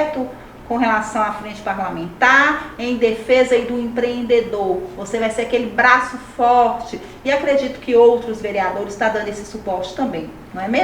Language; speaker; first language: Portuguese; native; Portuguese